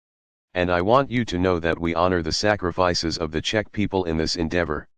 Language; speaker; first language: English; native; English